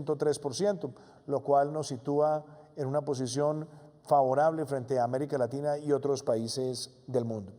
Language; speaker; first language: Spanish; native; Spanish